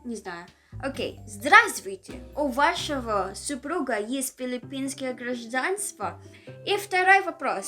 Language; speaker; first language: Russian; non-native, learner; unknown